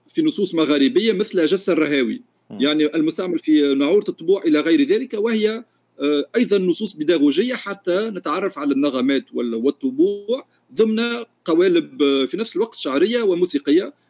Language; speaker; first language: Arabic; native; Arabic